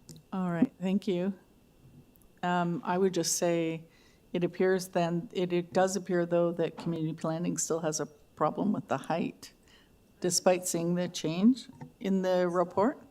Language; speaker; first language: English; native; English